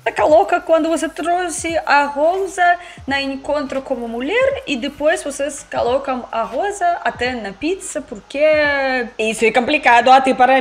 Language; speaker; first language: Portuguese; non-native, learner; Russian